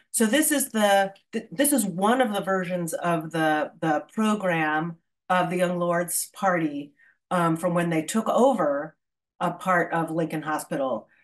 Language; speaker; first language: English; native; English